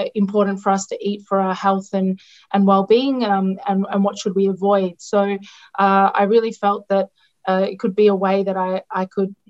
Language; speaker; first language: English; non-native, local second language; Greek